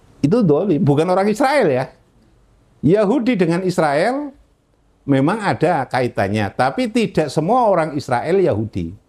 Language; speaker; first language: Indonesian; non-native, local second language; Javanese